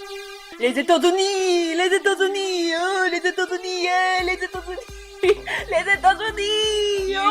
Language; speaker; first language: French; non-native, learner; English